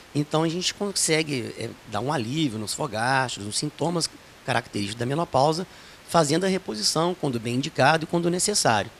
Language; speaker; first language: Portuguese; native; Portuguese